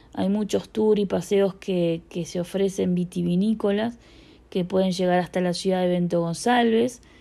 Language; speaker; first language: Spanish; native; Spanish